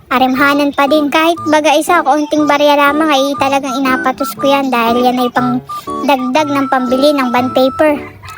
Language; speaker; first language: Filipino; native; Filipino